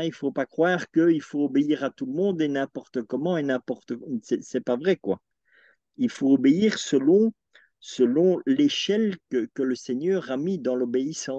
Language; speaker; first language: French; native; French